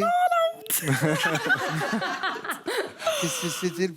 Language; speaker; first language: French; native; French